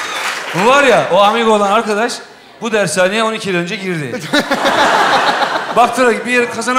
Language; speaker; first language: Turkish; native; Turkish